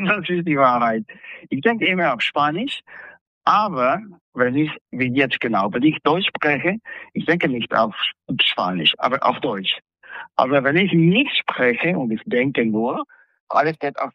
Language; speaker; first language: German; non-native, fluent; Spanish